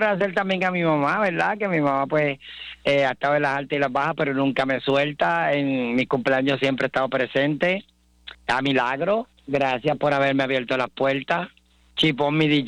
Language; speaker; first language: Spanish; native; Spanish